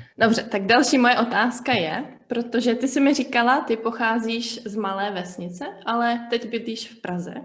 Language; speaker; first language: Czech; native; Czech